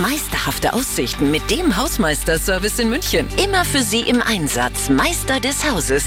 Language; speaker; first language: German; native; German